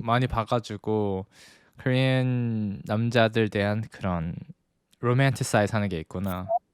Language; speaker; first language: Korean; native; Korean